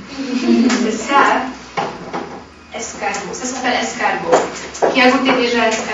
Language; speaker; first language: French; non-native, fluent; Hungarian